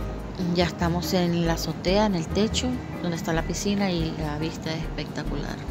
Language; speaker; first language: Spanish; native; Spanish